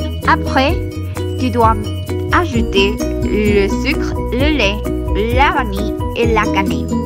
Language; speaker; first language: French; non-native, learner; Spanish